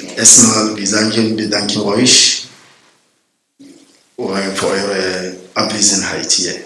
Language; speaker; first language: German; non-native, learner; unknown